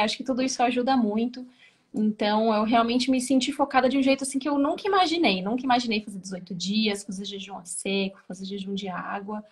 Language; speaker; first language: Portuguese; native; Portuguese